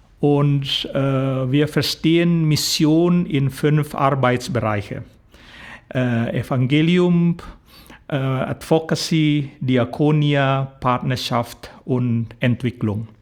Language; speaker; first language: German; non-native, learner; Indonesian